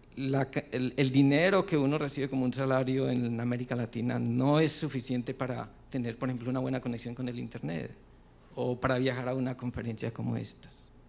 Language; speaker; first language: Spanish; native; Spanish